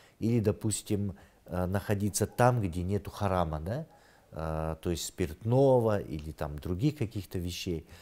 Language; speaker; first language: Russian; non-native, local second language; Kyrgyz